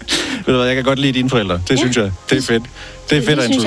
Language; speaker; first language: Danish; native; Danish